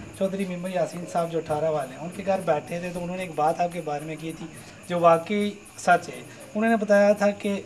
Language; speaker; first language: Urdu; non-native, local second language; Pahari-Potwari